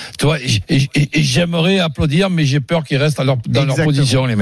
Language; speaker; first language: French; native; French